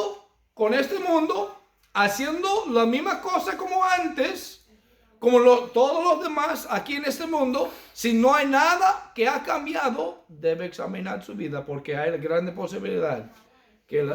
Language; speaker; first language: Spanish; non-native, fluent; English